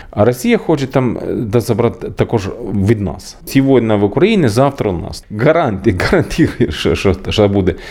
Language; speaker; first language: Ukrainian; non-native, learner; Swedish